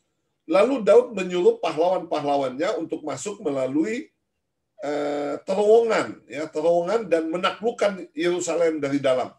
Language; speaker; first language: Indonesian; native; Indonesian